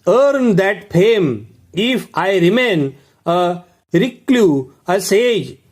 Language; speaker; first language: English; non-native, local second language; Marathi